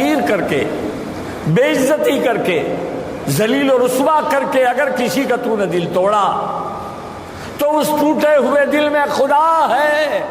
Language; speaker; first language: Urdu; native; Urdu